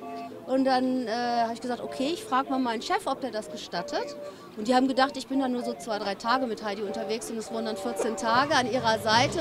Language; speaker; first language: German; native; German